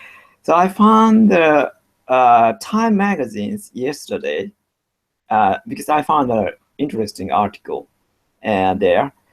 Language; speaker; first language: English; non-native, learner; Japanese